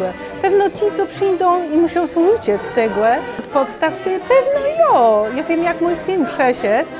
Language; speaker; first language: Polish; non-native, local second language; Kashubian